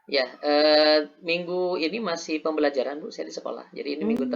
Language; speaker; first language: Indonesian; native; Indonesian